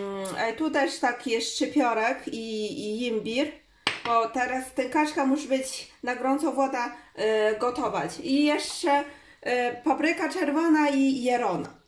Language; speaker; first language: Polish; non-native, learner; Chinese